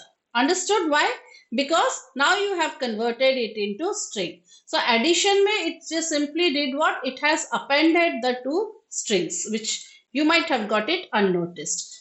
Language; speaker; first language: English; non-native, local second language; Hindi